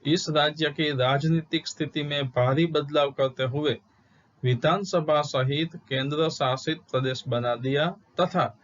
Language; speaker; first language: Hindi; non-native, local second language; Gujarati